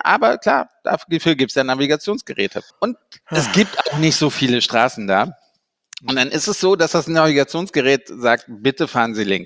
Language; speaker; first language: German; native; German